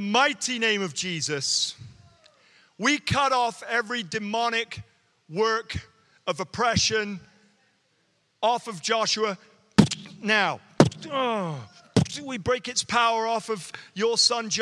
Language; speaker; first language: English; native; English